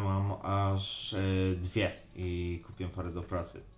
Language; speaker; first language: Polish; native; Polish